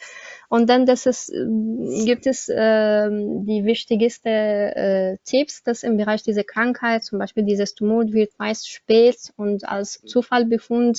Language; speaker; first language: German; non-native, learner; Arabic